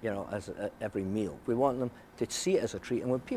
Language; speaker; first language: English; native; English